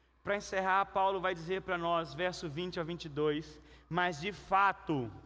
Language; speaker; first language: Portuguese; native; Portuguese